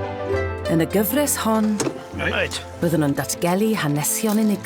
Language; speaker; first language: Welsh; native; Welsh